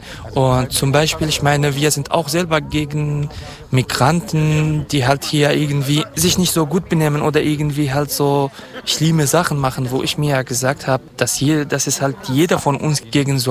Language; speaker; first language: German; non-native, fluent; Kurdish